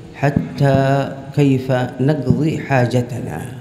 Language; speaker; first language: Arabic; native; Arabic